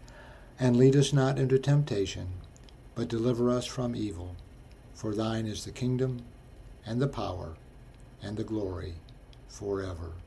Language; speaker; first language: English; native; English